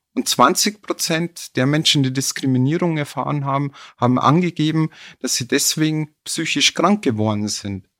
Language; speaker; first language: German; native; German